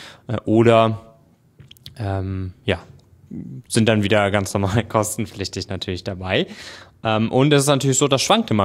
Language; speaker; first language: German; native; German